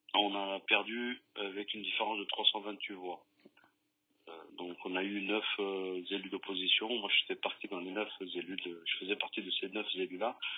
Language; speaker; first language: French; native; French